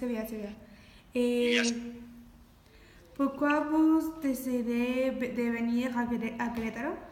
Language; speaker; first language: French; non-native, learner; Spanish